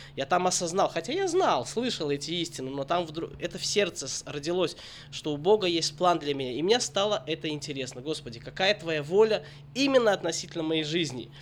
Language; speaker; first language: Russian; native; Russian